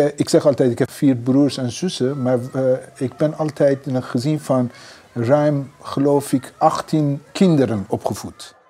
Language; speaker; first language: Dutch; non-native, fluent; Persian